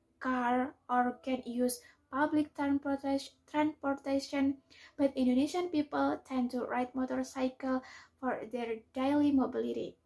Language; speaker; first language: English; non-native, learner; Indonesian